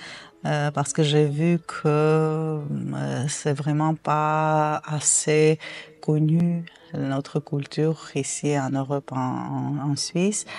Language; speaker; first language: French; non-native, fluent; Armenian